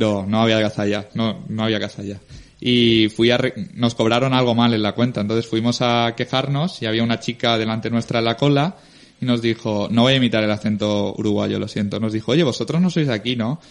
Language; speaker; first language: Spanish; native; Spanish